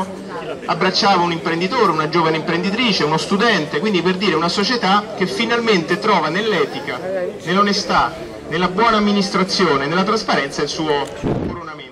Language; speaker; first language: Italian; native; Italian